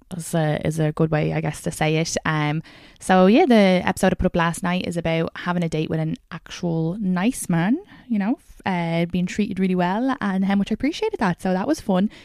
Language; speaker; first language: English; native; English